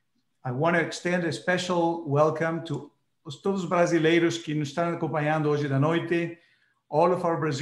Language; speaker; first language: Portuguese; non-native, fluent; Spanish